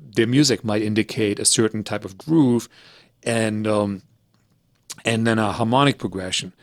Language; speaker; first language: English; early bilingual, other home language; German